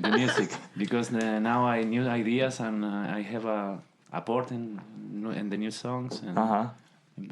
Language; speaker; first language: English; non-native, learner; Spanish